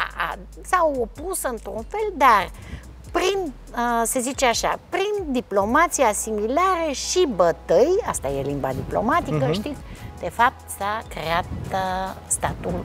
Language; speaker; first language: Romanian; non-native, fluent; Bulgarian